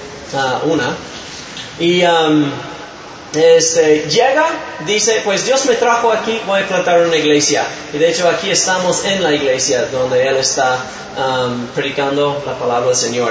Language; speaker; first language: Spanish; non-native, fluent; English